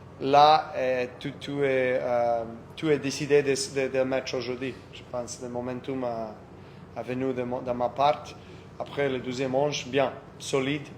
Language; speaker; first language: French; non-native, fluent; Serbian